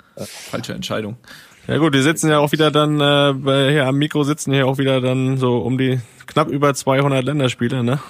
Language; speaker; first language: German; native; German